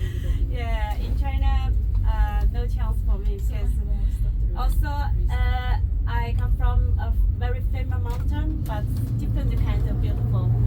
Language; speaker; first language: English; non-native, learner; Chinese